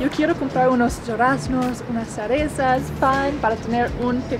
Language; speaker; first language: Spanish; non-native, fluent; English